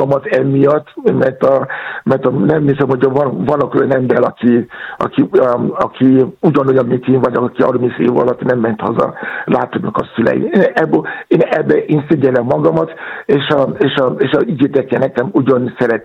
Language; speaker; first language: Hungarian; non-native, learner; Yoruba